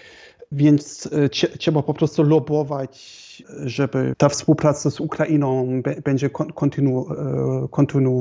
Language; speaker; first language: Polish; non-native, fluent; German